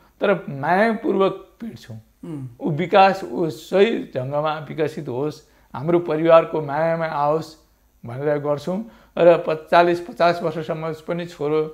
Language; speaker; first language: Nepali; native; Nepali